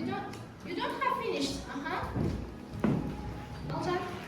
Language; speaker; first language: English; non-native, learner; Kazakh